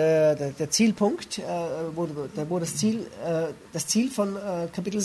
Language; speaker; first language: German; native; German